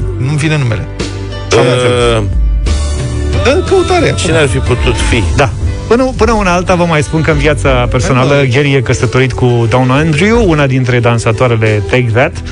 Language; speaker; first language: Romanian; native; Romanian